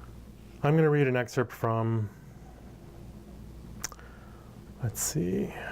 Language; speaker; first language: English; native; English